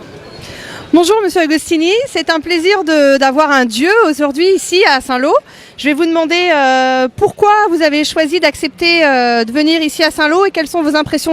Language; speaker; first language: French; native; French